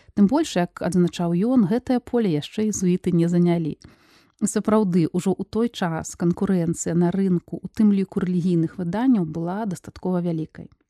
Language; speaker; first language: Belarusian; non-native, local second language; Russian